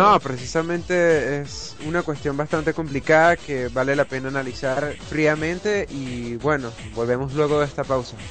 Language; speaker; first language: Spanish; native; Spanish